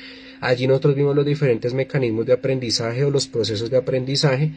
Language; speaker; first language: Spanish; native; Spanish